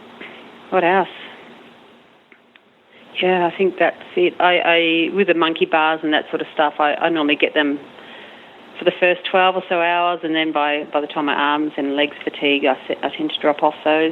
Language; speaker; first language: English; native; English